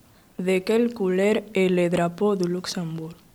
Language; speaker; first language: French; non-native, local second language; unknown